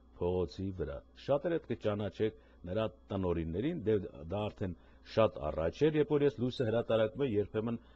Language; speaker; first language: Armenian; native; Armenian